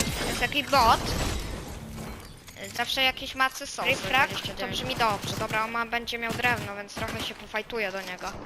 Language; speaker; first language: Polish; native; Polish